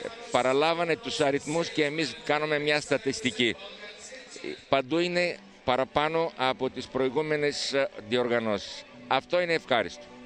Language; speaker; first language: Greek; non-native, fluent; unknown